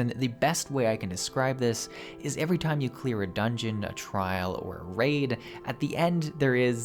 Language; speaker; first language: English; native; English